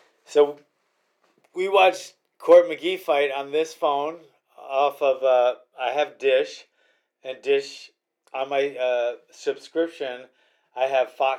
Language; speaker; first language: English; native; English